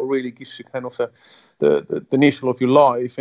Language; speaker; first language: English; non-native, fluent; German